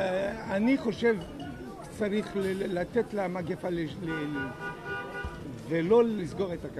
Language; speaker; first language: Hebrew; non-native, fluent; French